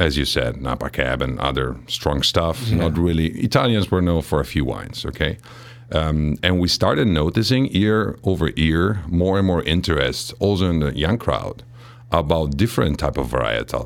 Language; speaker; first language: English; non-native, fluent; Italian